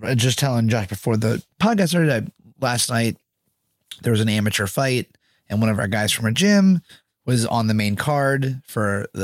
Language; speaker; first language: English; native; English